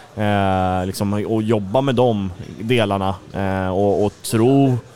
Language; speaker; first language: Swedish; native; Swedish